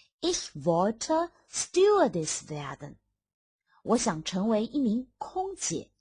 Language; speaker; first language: German; non-native, fluent; Chinese